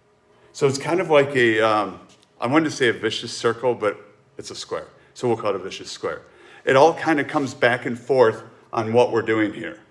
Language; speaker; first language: English; native; English